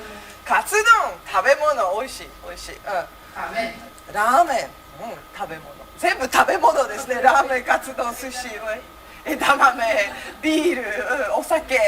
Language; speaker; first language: Japanese; early bilingual, heritage; Japanese